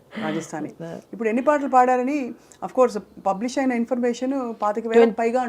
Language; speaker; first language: Telugu; native; Telugu